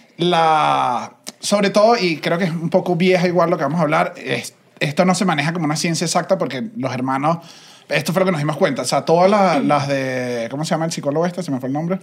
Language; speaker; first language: Spanish; native; Spanish